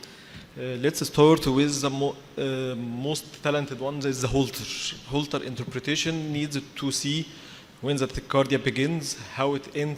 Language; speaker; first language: English; non-native, fluent; Arabic